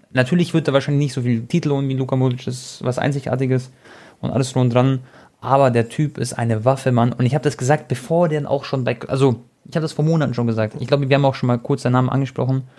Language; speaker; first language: German; early bilingual, other home language; Croatian